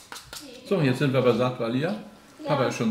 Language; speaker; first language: German; native; German